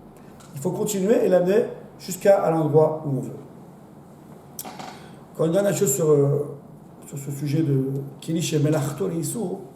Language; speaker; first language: French; native; French